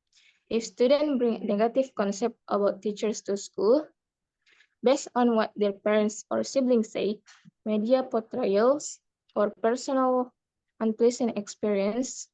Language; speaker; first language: English; non-native, fluent; Indonesian